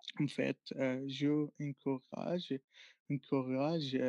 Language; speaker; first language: French; non-native, fluent; Arabic